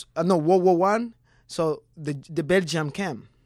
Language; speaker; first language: English; non-native, learner; Kinyarwanda